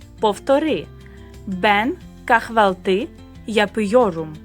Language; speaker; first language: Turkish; non-native, fluent; Ukrainian